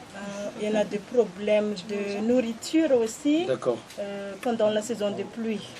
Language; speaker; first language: French; non-native, local second language; Malagasy